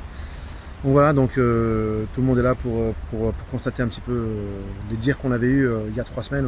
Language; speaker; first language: French; non-native, local second language; Arabic